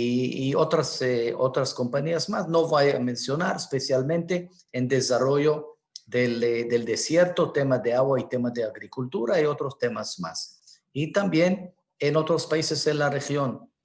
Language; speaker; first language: Spanish; non-native, fluent; Hebrew